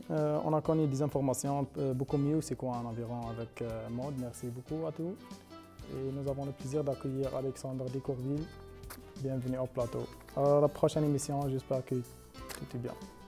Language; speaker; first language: French; non-native, fluent; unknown